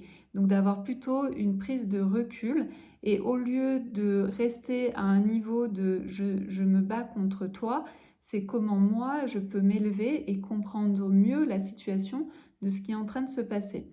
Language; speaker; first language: French; native; French